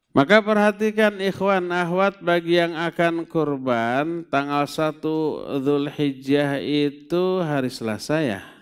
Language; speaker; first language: Indonesian; non-native, local second language; Sundanese